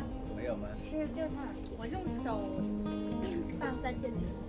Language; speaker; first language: Chinese; non-native, learner; Vietnamese